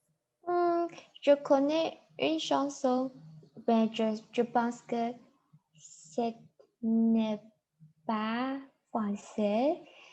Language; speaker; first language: French; non-native, learner; Chinese